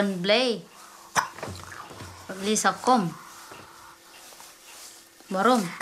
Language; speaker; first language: Dutch; non-native, learner; Cebuano